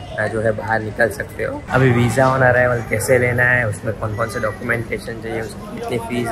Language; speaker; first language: Hindi; non-native, local second language; Gujarati